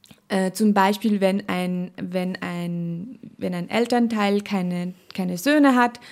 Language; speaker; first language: German; non-native, fluent; Nepali